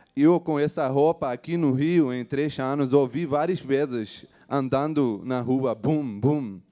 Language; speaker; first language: Portuguese; non-native, fluent; Urdu